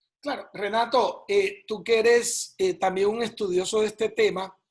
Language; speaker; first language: Spanish; native; Spanish